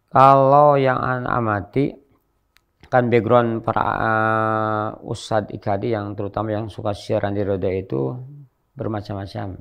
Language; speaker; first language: Indonesian; native; Indonesian